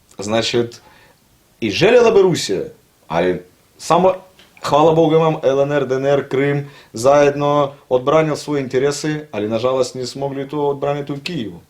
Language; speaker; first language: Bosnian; non-native, learner; Russian